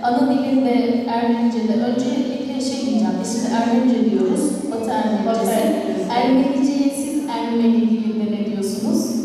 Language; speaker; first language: Turkish; native; Turkish